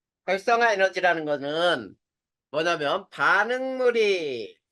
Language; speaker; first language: Korean; native; Korean